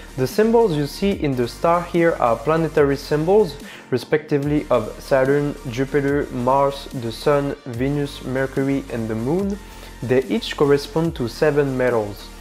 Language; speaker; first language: English; non-native, fluent; French